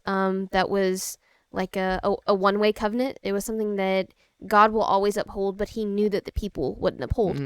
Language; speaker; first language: English; native; English